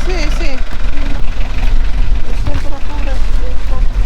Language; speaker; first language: Italian; non-native, learner; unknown